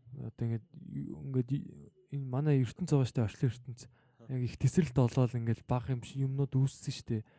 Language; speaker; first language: Mongolian; native; Mongolian